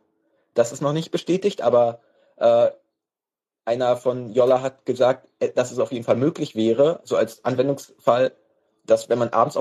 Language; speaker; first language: German; native; German